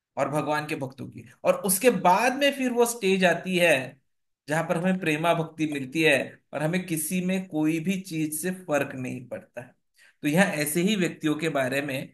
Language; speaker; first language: Hindi; non-native, local second language; Marathi